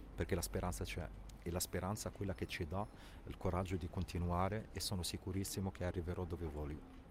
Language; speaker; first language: Italian; non-native, fluent; Arabic